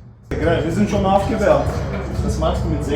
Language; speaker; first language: German; non-native, fluent; Bulgarian